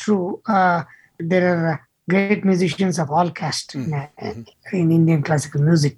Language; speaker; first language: English; non-native, local second language; Kannada